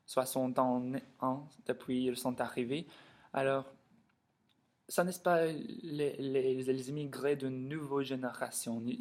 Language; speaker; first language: French; non-native, learner; English